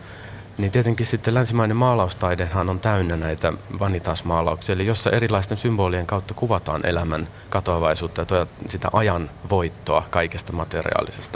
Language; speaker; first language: Finnish; native; Finnish